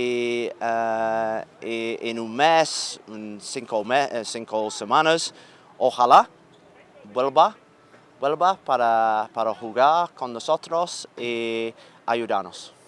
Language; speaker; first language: Spanish; non-native, learner; English